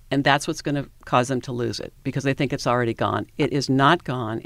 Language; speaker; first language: English; native; English